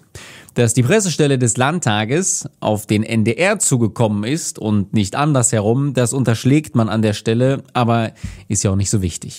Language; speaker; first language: German; native; German